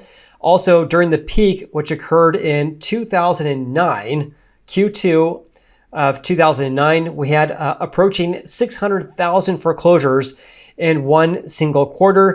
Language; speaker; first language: English; native; English